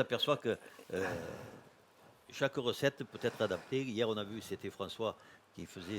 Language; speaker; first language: French; native; French